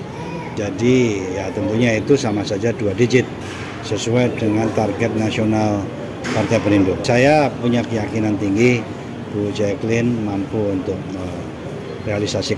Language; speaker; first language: Indonesian; native; Indonesian